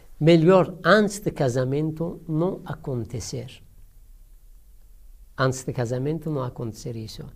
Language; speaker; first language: Portuguese; non-native, learner; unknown